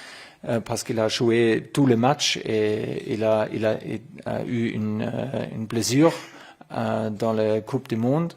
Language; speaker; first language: French; non-native, learner; German